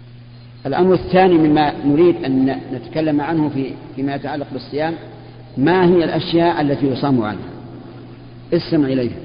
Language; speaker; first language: Arabic; native; Arabic